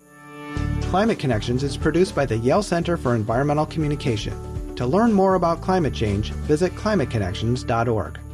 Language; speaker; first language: English; native; English